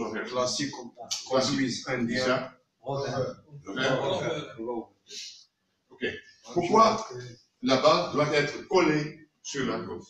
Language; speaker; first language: French; non-native, fluent; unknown